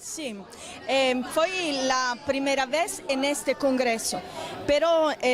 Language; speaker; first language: Portuguese; non-native, fluent; Italian